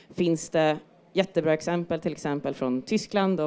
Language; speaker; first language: Swedish; native; Swedish